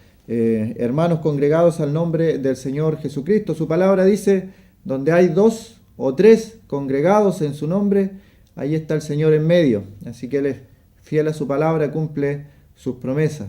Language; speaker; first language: Spanish; native; Spanish